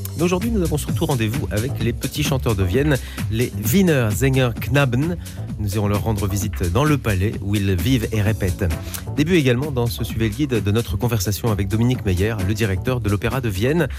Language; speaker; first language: French; native; French